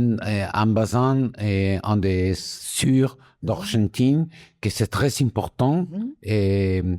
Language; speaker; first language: French; non-native, learner; Spanish